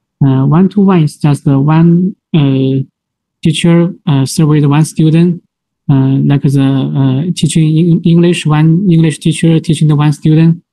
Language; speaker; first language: English; non-native, learner; Chinese